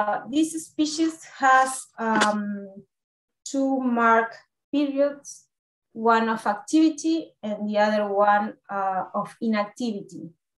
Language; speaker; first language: English; non-native, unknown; Spanish